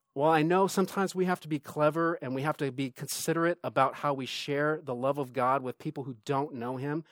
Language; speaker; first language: English; native; English